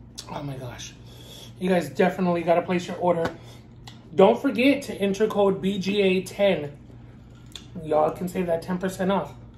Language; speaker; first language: English; early bilingual, other home language; Spanish